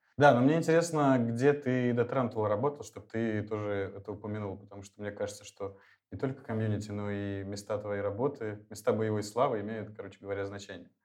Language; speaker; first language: Russian; native; Russian